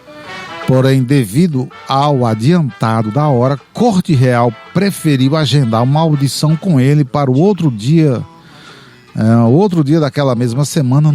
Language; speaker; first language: Portuguese; native; Portuguese